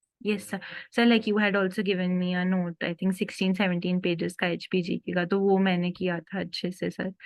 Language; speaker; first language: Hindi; native; Hindi